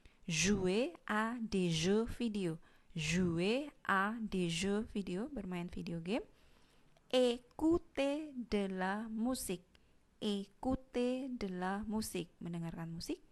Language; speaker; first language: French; non-native, fluent; Indonesian